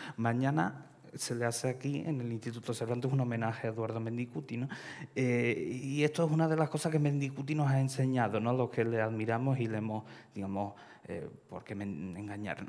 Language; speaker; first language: Spanish; early bilingual, other home language; Ukrainian